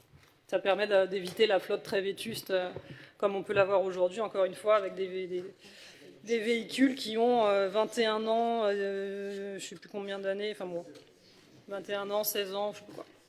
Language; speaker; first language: French; native; French